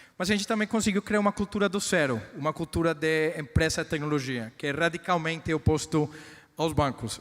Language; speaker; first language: Portuguese; non-native, fluent; Spanish